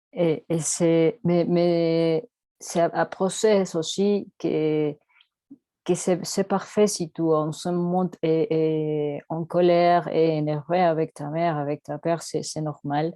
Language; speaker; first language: French; non-native, learner; Spanish